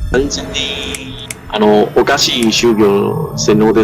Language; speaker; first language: Japanese; non-native, learner; Chinese